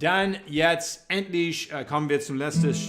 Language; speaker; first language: German; non-native, learner; English